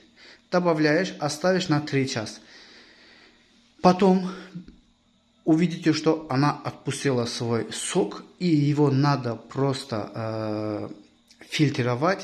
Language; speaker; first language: Russian; non-native, fluent; Azerbaijani